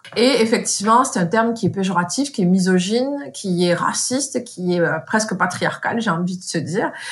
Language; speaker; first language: French; native; French